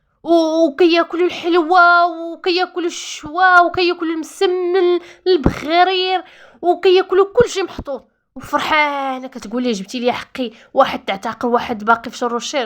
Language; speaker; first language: Arabic; native; Arabic